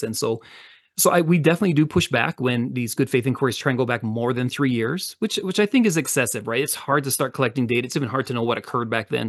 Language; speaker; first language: English; native; English